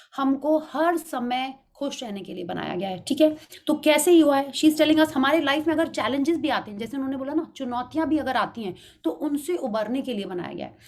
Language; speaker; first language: Hindi; native; Hindi